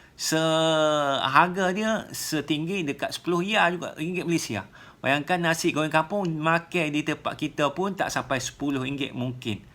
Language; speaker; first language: Malay; native; Malay